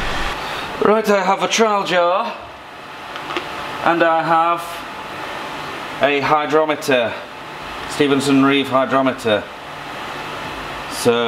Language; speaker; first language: English; native; English